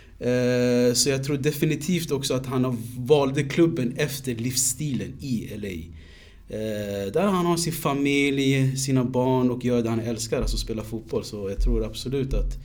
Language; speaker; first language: Swedish; early bilingual, other home language; Somali